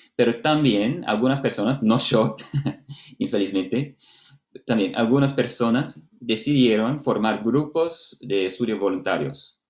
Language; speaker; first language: Spanish; non-native, fluent; Portuguese